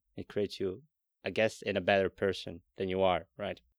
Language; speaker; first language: English; non-native, fluent; Latvian